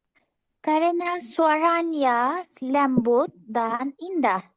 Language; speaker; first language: Indonesian; non-native, learner; Turkish